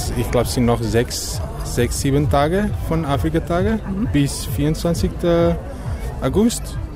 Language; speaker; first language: German; non-native, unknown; Portuguese